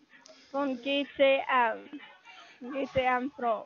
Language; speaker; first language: German; non-native, learner; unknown